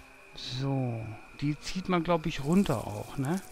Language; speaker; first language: German; native; German